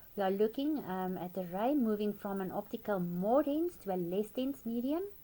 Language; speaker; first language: English; non-native, local second language; Afrikaans